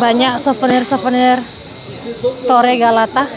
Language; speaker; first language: Indonesian; native; Indonesian